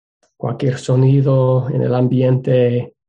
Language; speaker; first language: Spanish; non-native, fluent; English